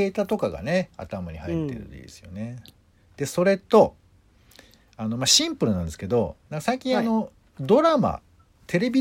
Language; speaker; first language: Japanese; native; Japanese